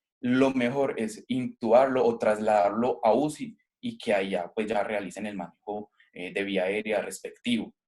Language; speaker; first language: Spanish; native; Spanish